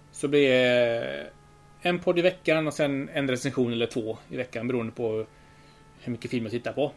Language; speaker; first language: Swedish; early bilingual, other home language; Spanish